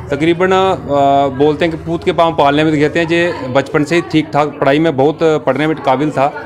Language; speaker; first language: Hindi; native; Hindi